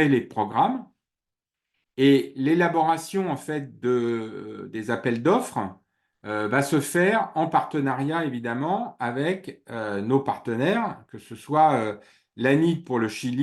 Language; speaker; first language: French; native; French